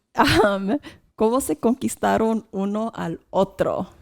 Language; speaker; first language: Spanish; early bilingual, other home language; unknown